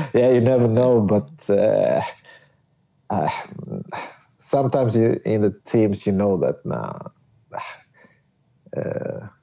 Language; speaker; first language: English; non-native, learner; Swedish